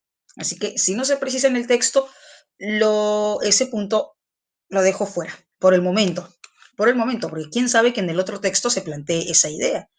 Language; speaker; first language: Spanish; native; Spanish